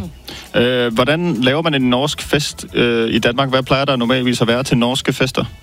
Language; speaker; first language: Danish; native; Danish